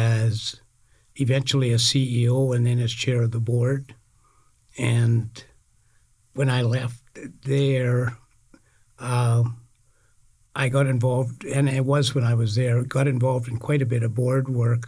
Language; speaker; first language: English; native; English